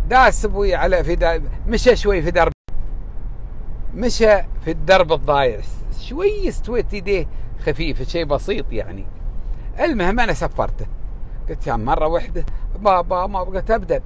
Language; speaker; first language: Arabic; native; Arabic